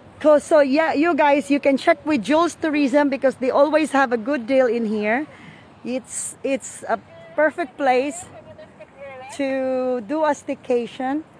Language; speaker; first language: English; non-native, local second language; Filipino